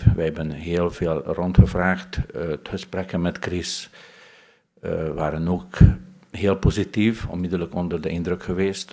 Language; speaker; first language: Dutch; non-native, fluent; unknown